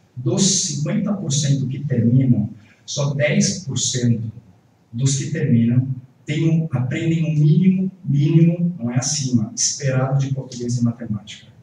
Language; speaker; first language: Portuguese; native; Portuguese